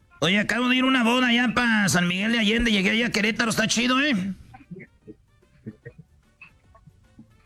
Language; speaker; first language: Spanish; native; Spanish